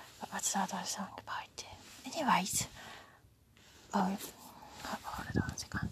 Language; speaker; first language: English; non-native, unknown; Japanese